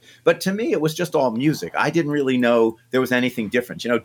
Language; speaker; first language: English; native; English